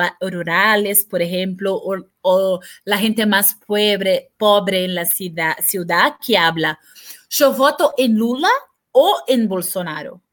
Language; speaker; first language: Spanish; non-native, fluent; Portuguese